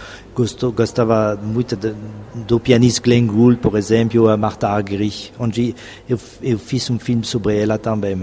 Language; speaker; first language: Portuguese; non-native, fluent; French